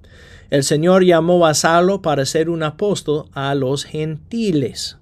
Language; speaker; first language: Spanish; non-native, fluent; English